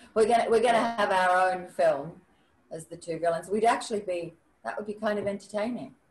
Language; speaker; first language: English; native; English